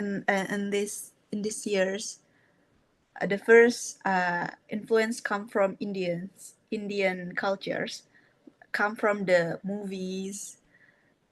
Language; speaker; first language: English; non-native, fluent; Indonesian